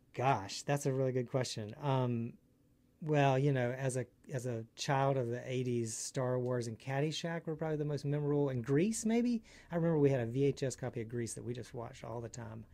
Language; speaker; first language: English; native; English